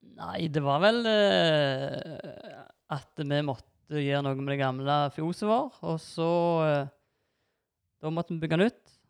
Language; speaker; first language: Norwegian; native; Norwegian